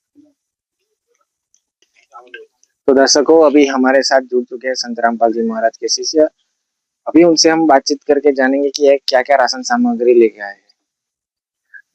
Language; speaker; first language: Hindi; non-native, local second language; Gujarati